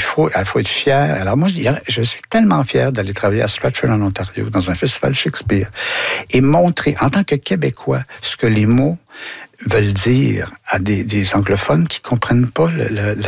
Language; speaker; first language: French; native; French